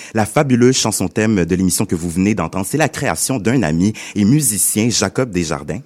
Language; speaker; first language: French; native; French